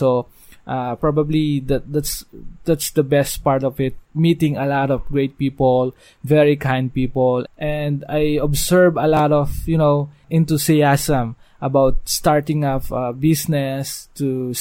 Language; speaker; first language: English; non-native, local second language; Filipino